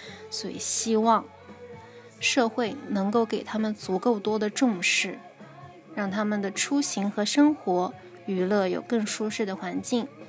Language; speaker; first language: Chinese; native; Chinese